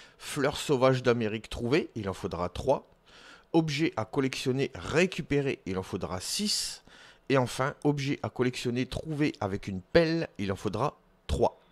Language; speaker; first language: French; native; French